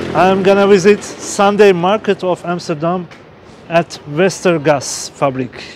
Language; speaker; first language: English; non-native, fluent; Turkish